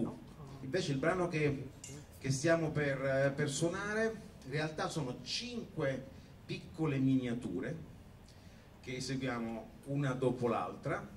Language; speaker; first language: Italian; native; Italian